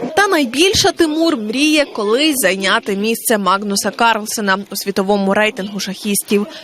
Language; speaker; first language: Ukrainian; native; Ukrainian